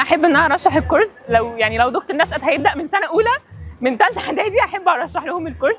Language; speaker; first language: Arabic; native; Arabic